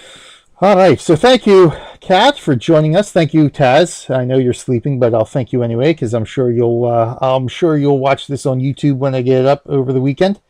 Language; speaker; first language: English; native; English